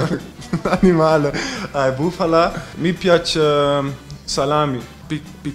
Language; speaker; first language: Italian; non-native, learner; Dutch